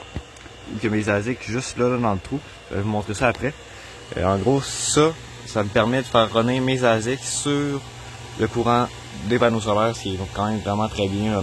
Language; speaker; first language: French; native; French